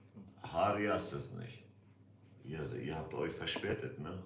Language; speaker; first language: German; non-native, learner; Kurdish